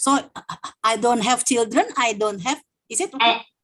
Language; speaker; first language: English; non-native, learner; Indonesian